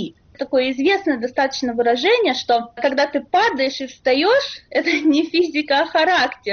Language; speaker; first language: Russian; native; Russian